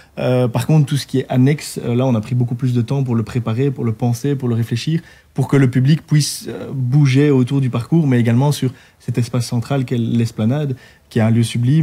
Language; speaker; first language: French; native; French